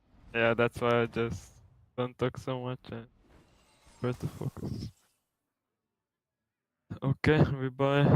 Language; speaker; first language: English; non-native, learner; Slovenian